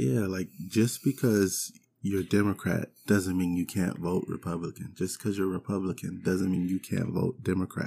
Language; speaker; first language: English; native; English